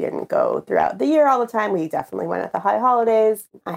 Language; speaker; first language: English; native; English